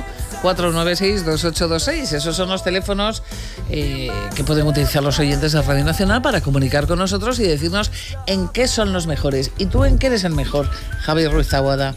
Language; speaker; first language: Spanish; native; Spanish